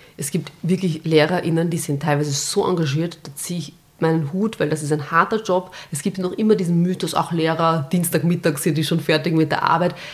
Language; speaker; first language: German; early bilingual, other home language; Bosnian